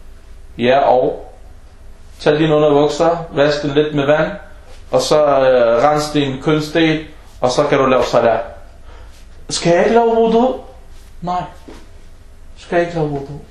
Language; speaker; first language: Danish; non-native, fluent; Arabic